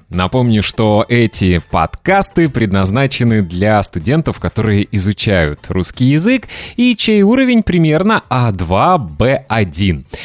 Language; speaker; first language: Russian; native; Russian